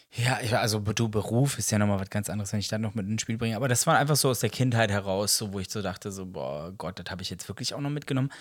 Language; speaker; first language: German; early bilingual, other home language; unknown